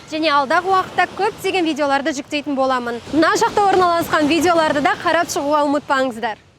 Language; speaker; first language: Kazakh; native; Kazakh